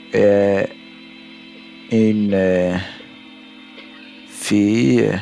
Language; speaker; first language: French; non-native, learner; English